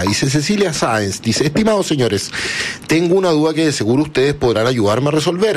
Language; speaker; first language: Spanish; native; Spanish